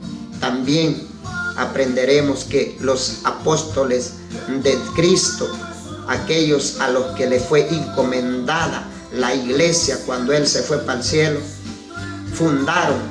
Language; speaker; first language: Spanish; native; Spanish